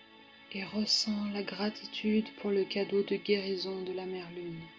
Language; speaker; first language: French; native; French